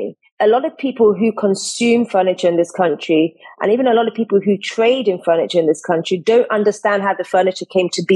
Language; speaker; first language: English; native; English